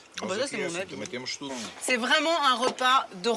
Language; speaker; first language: French; native; French